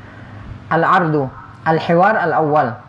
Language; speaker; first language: Arabic; non-native, fluent; Indonesian